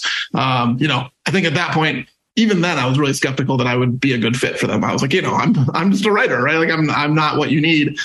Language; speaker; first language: English; native; English